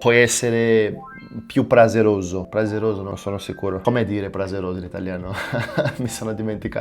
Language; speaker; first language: Italian; non-native, fluent; Portuguese